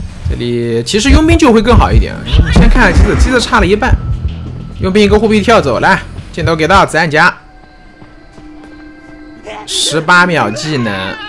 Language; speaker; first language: Chinese; native; Chinese